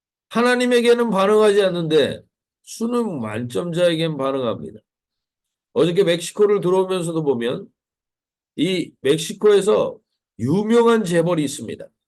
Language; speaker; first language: Korean; native; Korean